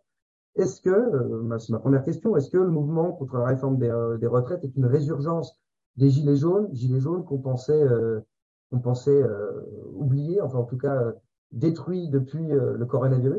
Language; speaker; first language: French; native; French